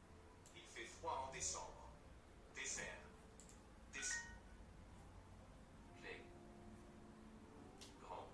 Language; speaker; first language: French; non-native, learner; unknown